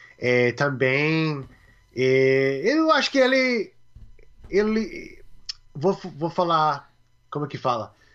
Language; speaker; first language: Portuguese; non-native, learner; English